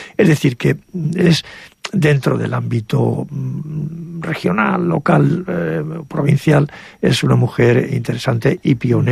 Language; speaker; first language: Spanish; native; Spanish